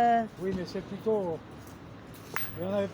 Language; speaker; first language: French; native; French